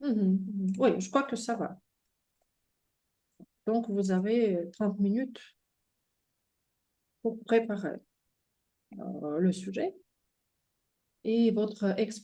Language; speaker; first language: French; non-native, fluent; Russian